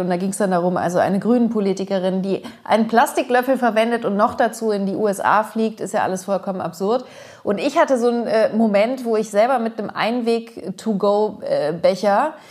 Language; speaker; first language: German; early bilingual, other home language; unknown